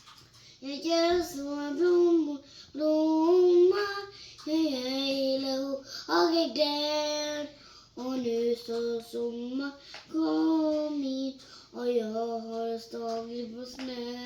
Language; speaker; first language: Swedish; early bilingual, other home language; Bangla